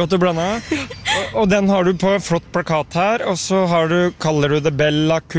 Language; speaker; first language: Norwegian; native; Norwegian